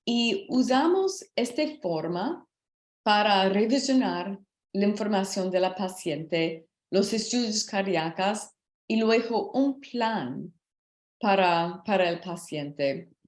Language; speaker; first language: Spanish; non-native, learner; English